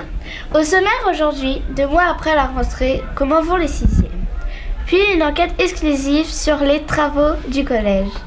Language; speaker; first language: French; native; French